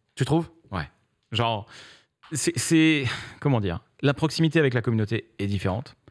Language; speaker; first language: French; native; French